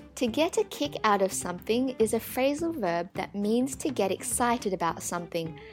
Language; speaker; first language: English; native; English